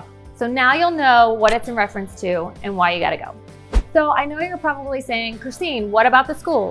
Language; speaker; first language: English; native; English